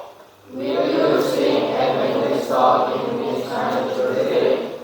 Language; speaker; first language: English; non-native, learner; Indonesian